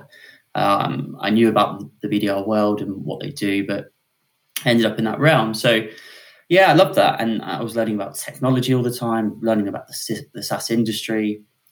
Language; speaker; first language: English; native; English